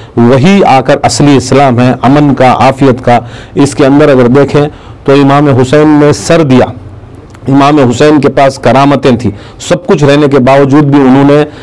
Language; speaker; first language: Urdu; native; Urdu